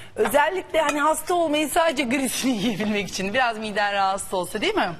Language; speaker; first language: Turkish; native; Turkish